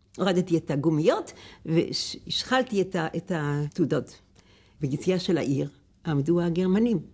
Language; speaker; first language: Hebrew; non-native, fluent; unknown